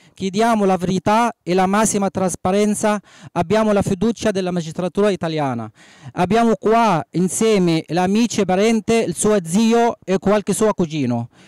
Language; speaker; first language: Italian; non-native, fluent; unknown